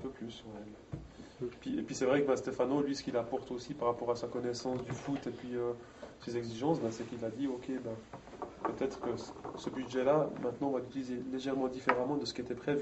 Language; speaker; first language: French; native; French